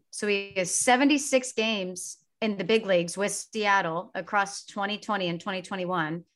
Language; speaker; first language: English; native; English